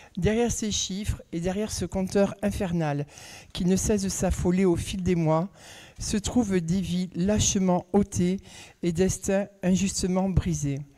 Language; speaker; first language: French; native; French